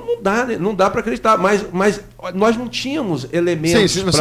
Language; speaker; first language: Portuguese; native; Portuguese